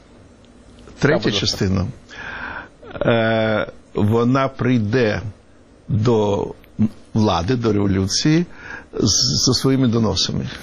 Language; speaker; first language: Ukrainian; non-native, local second language; Russian